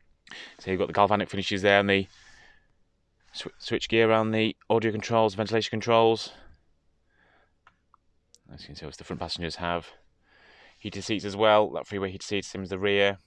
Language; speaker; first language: English; native; English